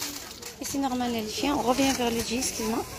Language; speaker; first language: French; non-native, fluent; Arabic